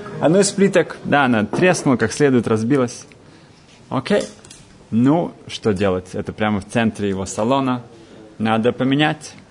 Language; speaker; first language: Russian; early bilingual, heritage; Russian